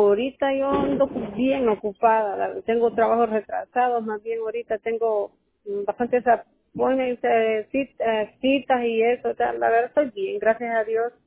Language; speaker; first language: Spanish; native; Spanish